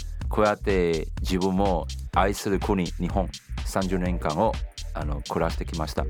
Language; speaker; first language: Japanese; non-native, fluent; Chinese